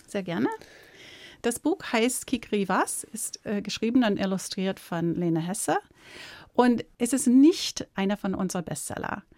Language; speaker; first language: German; non-native, fluent; English